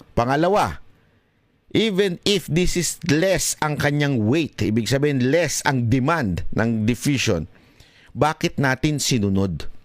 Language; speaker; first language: Filipino; native; Filipino